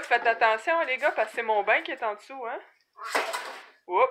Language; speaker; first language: French; native; French